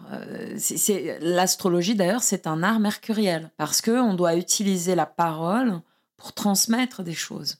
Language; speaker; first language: French; non-native, fluent; Portuguese